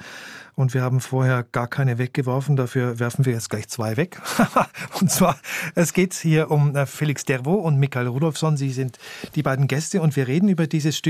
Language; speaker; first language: German; native; German